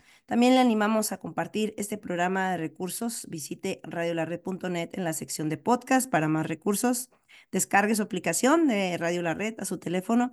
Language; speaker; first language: Spanish; native; Spanish